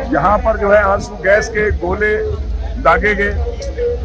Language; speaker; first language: Hindi; native; Hindi